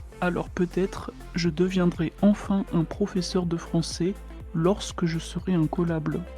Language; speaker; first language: French; native; French